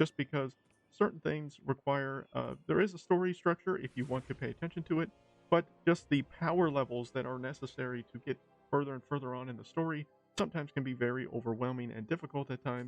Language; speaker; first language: English; native; English